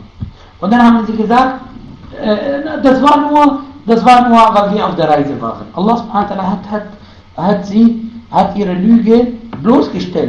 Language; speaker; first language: German; non-native, fluent; Arabic